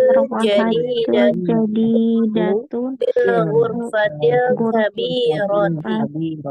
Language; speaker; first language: Arabic; non-native, learner; Indonesian